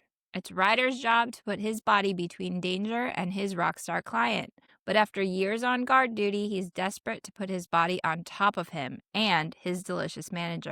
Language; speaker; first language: English; native; English